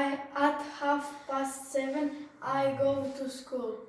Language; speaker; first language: English; non-native, learner; Croatian